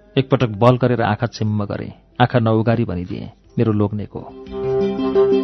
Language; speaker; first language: Nepali; native; Nepali